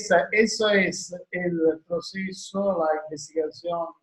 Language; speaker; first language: Spanish; non-native, learner; Italian